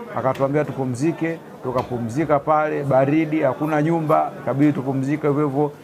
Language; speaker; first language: Swahili; native; Swahili